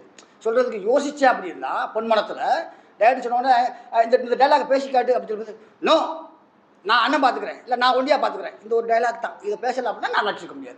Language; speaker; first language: Tamil; native; Tamil